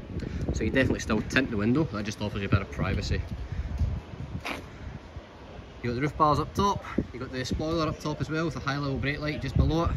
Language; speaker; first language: English; native; English